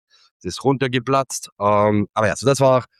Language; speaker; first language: German; non-native, fluent; English